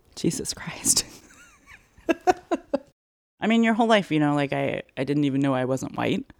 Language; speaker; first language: English; early bilingual, other home language; Korean